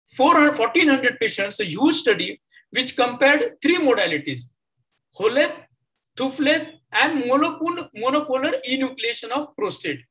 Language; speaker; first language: English; non-native, local second language; Marathi